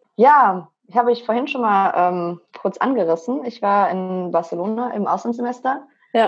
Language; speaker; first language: German; native; German